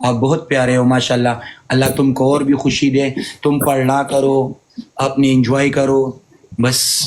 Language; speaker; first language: Hindi; non-native, learner; Pashto